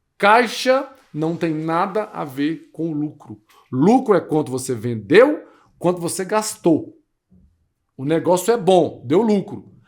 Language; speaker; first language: Portuguese; native; Portuguese